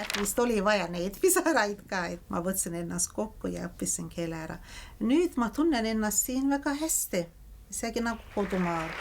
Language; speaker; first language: Estonian; non-native, fluent; Azerbaijani